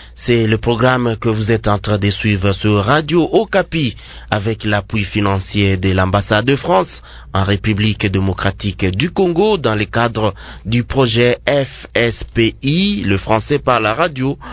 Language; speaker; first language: French; non-native, local second language; Swahili